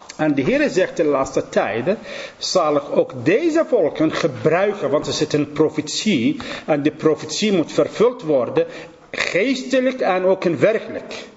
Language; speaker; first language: Dutch; non-native, fluent; Assyrian Neo-Aramaic